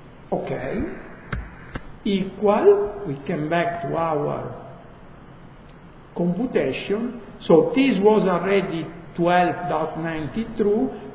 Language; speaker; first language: English; non-native, fluent; Italian